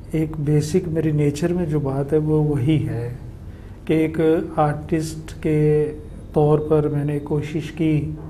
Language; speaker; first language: Hindi; native; Hindi